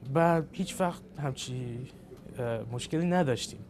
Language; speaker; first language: Persian; early bilingual, other home language; English